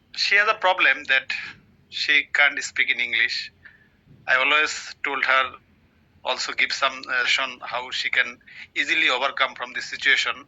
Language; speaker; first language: English; non-native, learner; Bangla